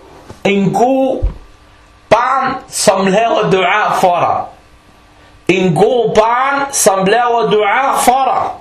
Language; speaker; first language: Danish; non-native, fluent; Arabic